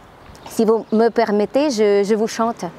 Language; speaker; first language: French; non-native, fluent; Ukrainian